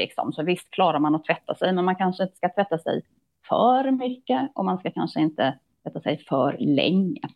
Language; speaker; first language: Swedish; native; Swedish